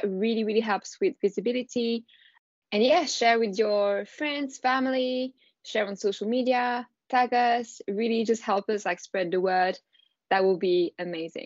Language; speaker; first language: English; non-native, fluent; French